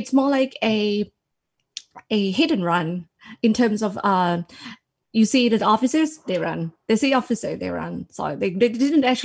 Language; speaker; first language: English; non-native, fluent; Thai